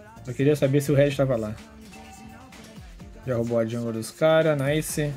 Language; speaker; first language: Portuguese; native; Portuguese